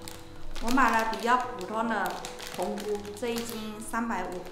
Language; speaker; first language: Chinese; native; Chinese